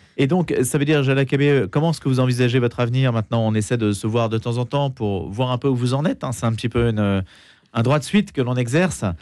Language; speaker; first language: French; native; French